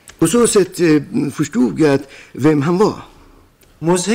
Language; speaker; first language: Swedish; non-native, fluent; Persian